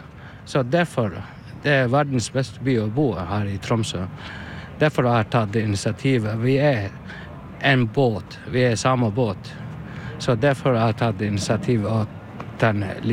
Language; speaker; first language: Norwegian; non-native, learner; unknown